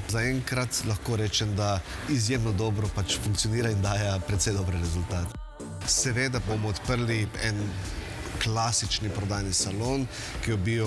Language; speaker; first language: Slovenian; native; Slovenian